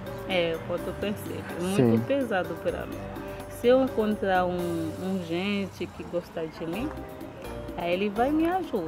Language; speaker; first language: Portuguese; non-native, learner; Haitian Creole